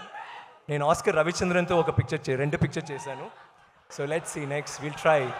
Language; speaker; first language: Telugu; non-native, learner; Tamil